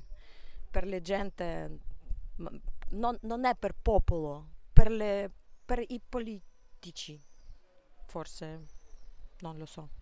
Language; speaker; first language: Italian; non-native, learner; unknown